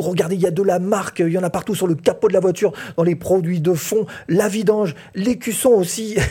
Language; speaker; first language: French; native; French